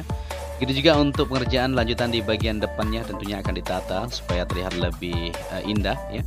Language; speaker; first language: Indonesian; native; Indonesian